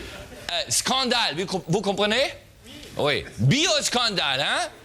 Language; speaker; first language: French; non-native, learner; German